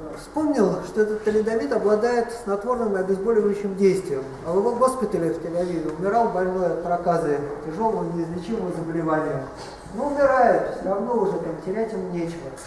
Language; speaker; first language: Russian; native; Russian